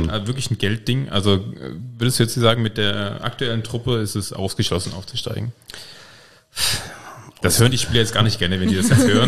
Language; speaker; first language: German; native; German